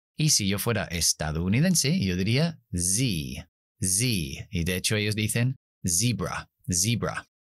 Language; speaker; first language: Spanish; non-native, fluent; English